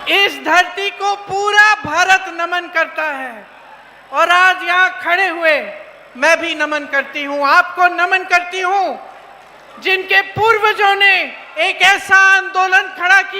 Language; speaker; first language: Hindi; native; Hindi